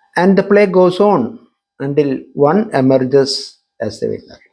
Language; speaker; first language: English; non-native, local second language; Malayalam